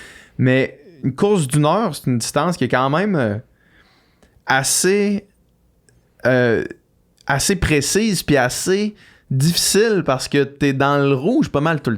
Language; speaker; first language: French; native; French